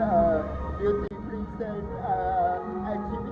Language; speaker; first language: English; non-native, learner; Thai